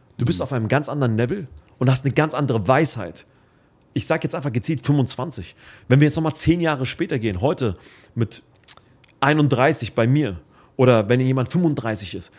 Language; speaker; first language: German; early bilingual, other home language; Arabic